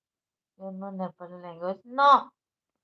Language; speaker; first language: English; non-native, learner; Kok Borok